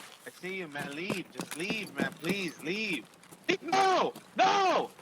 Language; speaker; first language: English; native; English